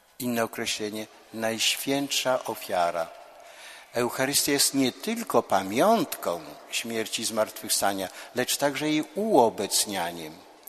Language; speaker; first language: Polish; native; Polish